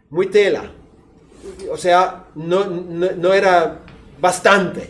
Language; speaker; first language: Spanish; non-native, fluent; English